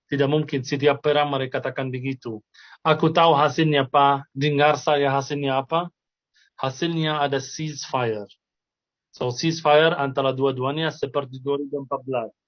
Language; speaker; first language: Indonesian; non-native, fluent; Arabic